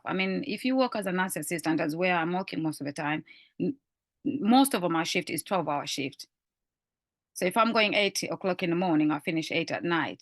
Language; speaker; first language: English; non-native, fluent; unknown